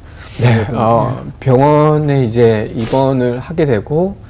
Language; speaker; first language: Korean; native; Korean